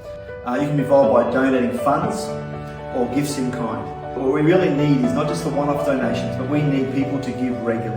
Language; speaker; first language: English; native; English